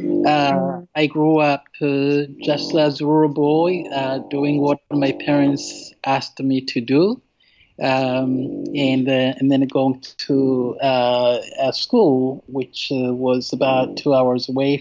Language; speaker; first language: English; non-native, fluent; Rundi